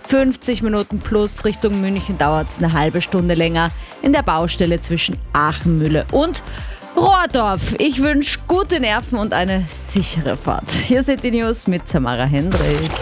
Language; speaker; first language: German; native; German